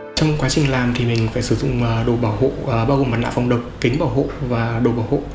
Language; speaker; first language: Vietnamese; native; Vietnamese